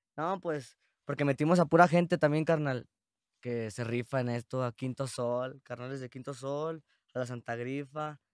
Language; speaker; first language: Spanish; native; Spanish